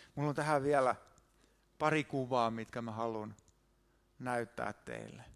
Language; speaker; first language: Finnish; native; Finnish